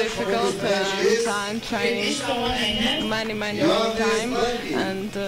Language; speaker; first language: English; non-native, fluent; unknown